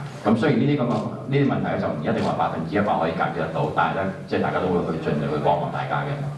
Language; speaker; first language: Cantonese; native; Cantonese